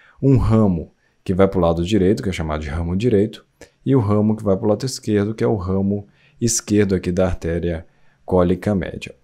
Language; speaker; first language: Portuguese; native; Portuguese